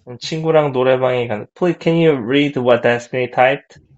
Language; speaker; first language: English; non-native, fluent; Korean